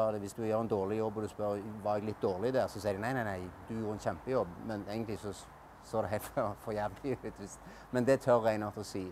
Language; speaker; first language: Norwegian; native; Norwegian